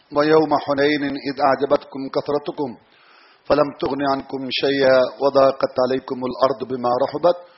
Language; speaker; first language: Urdu; non-native, local second language; Punjabi